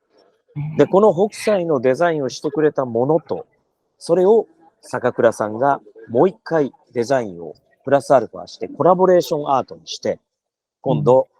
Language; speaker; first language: Japanese; native; Japanese